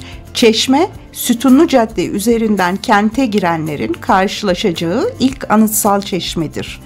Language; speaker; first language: Turkish; native; Turkish